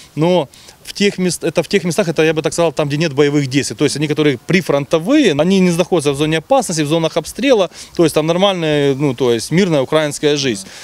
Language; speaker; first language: Russian; native; Russian